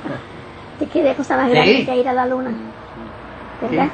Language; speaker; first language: Spanish; native; Spanish